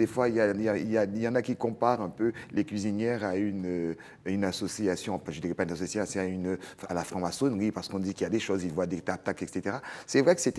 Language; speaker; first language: French; native; French